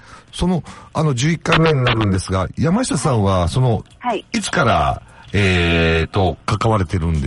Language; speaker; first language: Japanese; native; Japanese